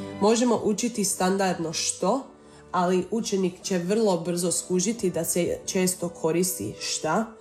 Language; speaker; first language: Serbian; early bilingual, heritage; Croatian